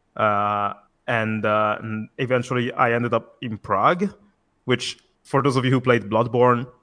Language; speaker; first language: English; non-native, fluent; Italian